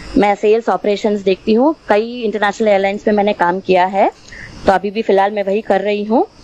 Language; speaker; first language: Hindi; non-native, local second language; Tamil